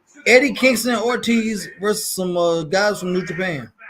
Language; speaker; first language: English; native; English